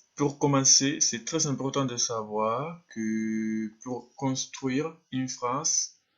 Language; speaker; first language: French; non-native, fluent; Spanish